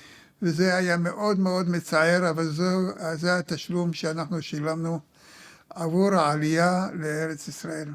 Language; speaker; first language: Hebrew; early bilingual, other home language; Arabic